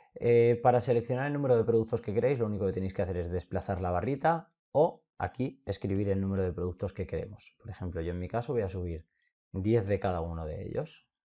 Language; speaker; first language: Spanish; native; Spanish